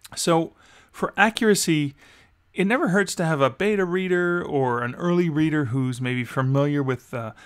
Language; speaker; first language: English; native; English